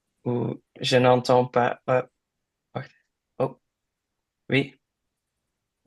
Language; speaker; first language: French; non-native, learner; Dutch